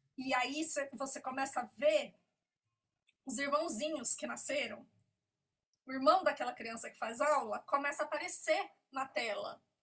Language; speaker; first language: Portuguese; native; Portuguese